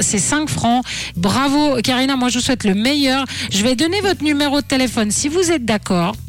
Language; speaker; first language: French; early bilingual, other home language; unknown